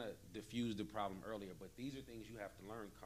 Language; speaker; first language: English; native; English